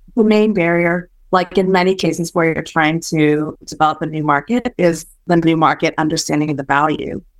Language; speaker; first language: English; early bilingual, other home language; Min Nan Chinese